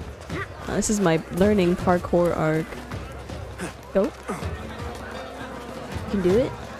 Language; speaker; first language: English; native; English